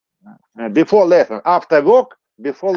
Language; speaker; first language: English; non-native, learner; Russian